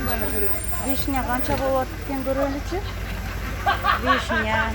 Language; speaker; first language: Uzbek; non-native, local second language; Kyrgyz